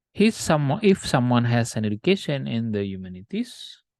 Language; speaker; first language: English; non-native, fluent; Indonesian